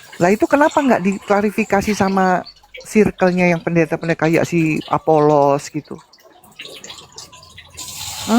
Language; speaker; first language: Indonesian; native; Indonesian